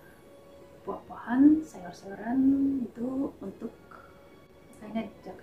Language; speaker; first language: Indonesian; non-native, fluent; Russian